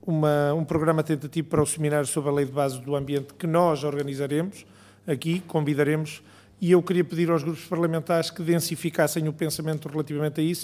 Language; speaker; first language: Portuguese; native; Portuguese